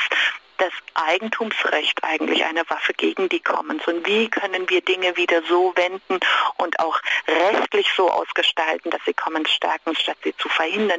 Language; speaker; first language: German; native; German